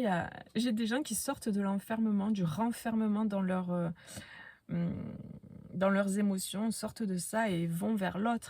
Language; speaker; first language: French; native; French